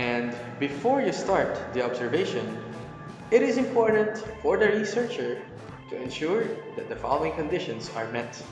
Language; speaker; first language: English; non-native, local second language; Filipino